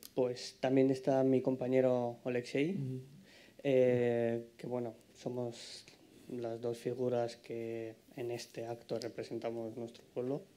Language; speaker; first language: Spanish; non-native, fluent; Ukrainian